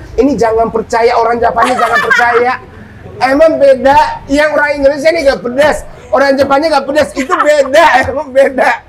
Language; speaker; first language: Indonesian; non-native, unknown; Japanese